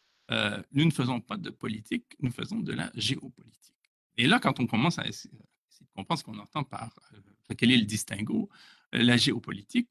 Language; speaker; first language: French; native; French